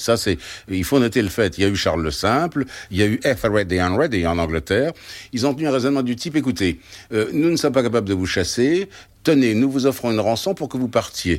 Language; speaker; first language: French; native; French